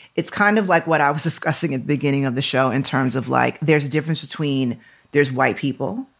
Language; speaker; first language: English; native; English